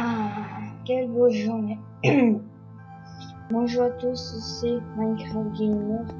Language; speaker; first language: French; non-native, learner; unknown